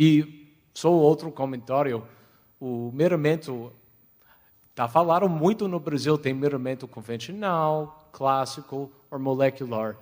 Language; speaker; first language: Portuguese; non-native, fluent; English